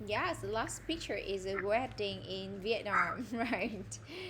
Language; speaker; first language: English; non-native, fluent; Vietnamese